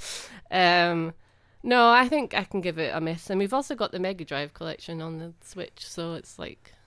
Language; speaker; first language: English; native; English